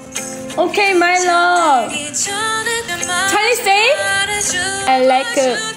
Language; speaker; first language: English; non-native, learner; Korean